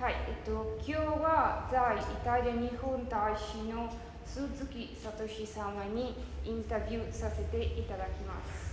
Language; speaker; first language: Japanese; non-native, learner; Italian